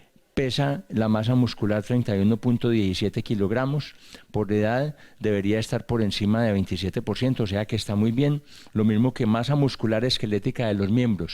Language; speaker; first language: Spanish; native; Spanish